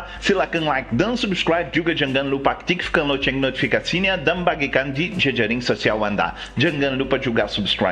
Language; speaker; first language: Indonesian; non-native, fluent; Portuguese